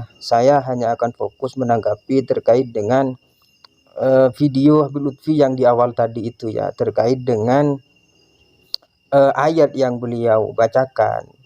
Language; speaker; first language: Indonesian; non-native, local second language; Madurese